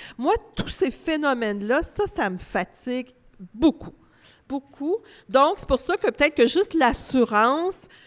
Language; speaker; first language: French; native; French